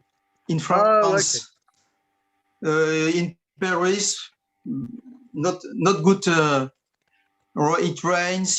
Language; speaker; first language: English; non-native, fluent; French